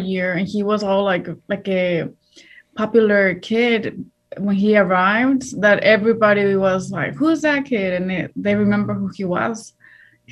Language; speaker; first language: English; early bilingual, other home language; Spanish